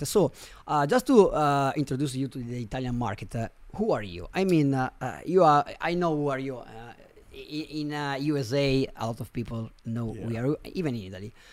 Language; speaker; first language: English; non-native, fluent; Italian